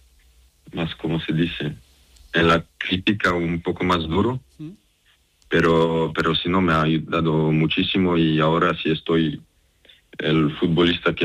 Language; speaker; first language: Spanish; non-native, fluent; French